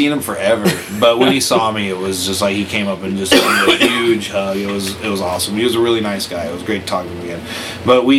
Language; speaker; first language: English; native; English